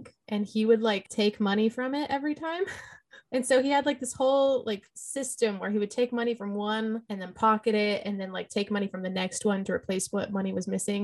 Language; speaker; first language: English; native; English